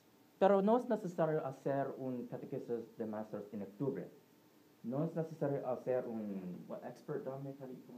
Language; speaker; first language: Spanish; non-native, learner; English